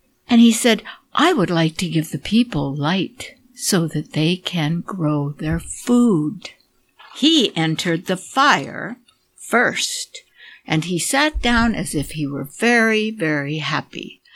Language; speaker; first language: English; native; English